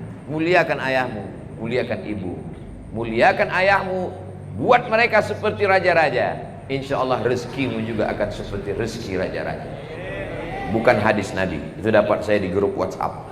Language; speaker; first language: Malay; native; Malay